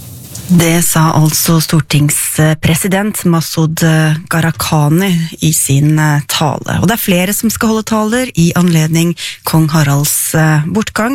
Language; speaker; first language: Norwegian; native; Norwegian